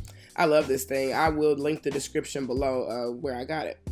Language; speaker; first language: English; native; English